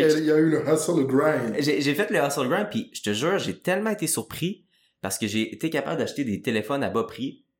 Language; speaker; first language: French; native; French